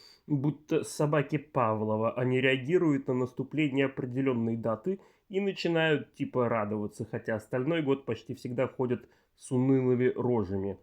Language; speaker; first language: Russian; native; Russian